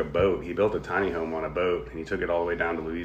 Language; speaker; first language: English; native; English